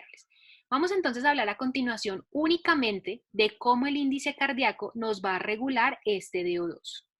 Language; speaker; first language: Spanish; native; Spanish